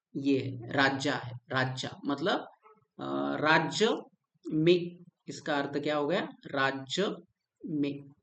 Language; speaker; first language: Hindi; non-native, local second language; Marathi